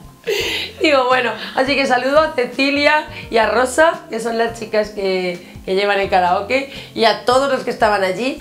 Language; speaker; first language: Spanish; native; Spanish